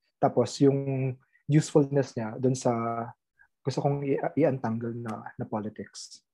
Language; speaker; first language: Filipino; native; Filipino